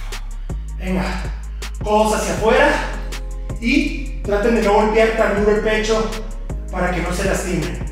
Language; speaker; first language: Spanish; native; Spanish